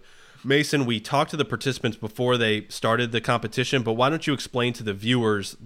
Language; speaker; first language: English; native; English